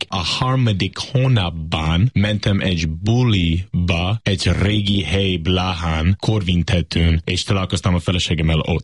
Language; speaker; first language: Hungarian; non-native, learner; English